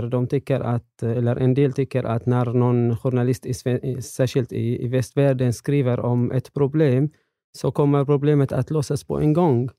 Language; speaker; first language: Swedish; non-native, fluent; Arabic